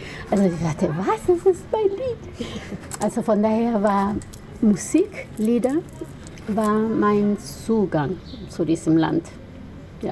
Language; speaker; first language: German; non-native, fluent; Spanish